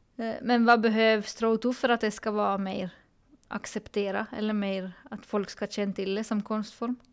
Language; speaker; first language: Swedish; native; Swedish